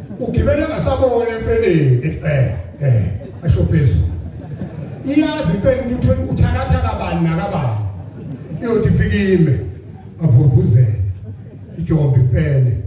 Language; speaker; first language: Zulu; native; Zulu